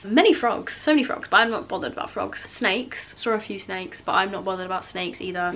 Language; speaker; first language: English; native; English